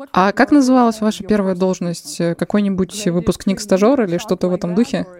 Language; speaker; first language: Russian; native; Russian